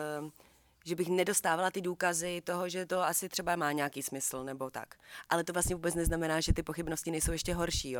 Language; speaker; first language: Czech; native; Czech